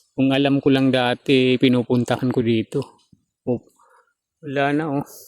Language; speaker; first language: Filipino; non-native, local second language; Cebuano